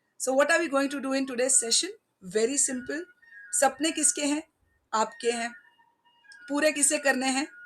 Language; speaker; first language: Hindi; non-native, local second language; Marathi